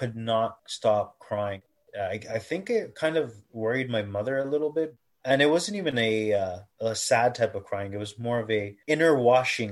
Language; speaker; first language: English; native; English